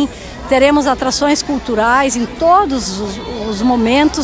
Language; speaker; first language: Portuguese; native; Portuguese